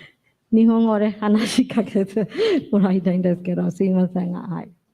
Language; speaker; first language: Japanese; non-native, fluent; Burmese